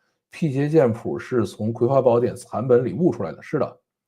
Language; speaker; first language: Chinese; native; Chinese